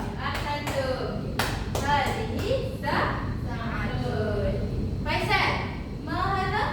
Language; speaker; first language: Arabic; non-native, learner; Malay